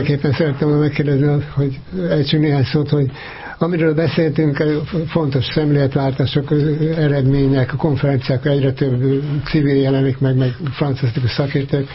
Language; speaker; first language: Hungarian; native; Hungarian